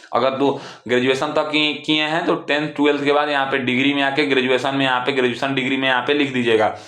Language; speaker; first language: Hindi; non-native, local second language; Bhojpuri